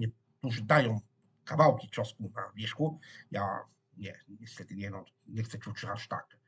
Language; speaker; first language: Polish; non-native, fluent; Italian